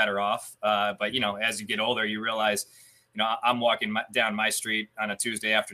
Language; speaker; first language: English; native; English